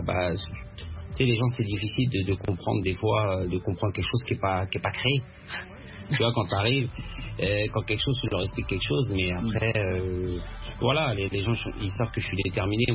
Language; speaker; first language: French; early bilingual, other home language; Arabic